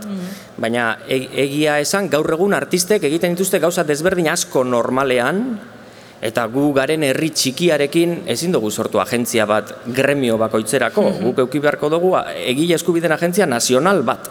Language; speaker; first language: Basque; native; Basque